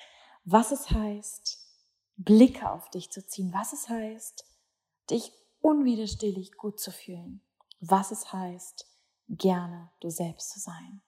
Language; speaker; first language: German; native; German